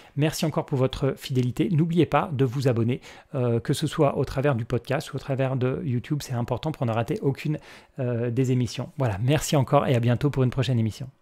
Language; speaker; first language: French; native; French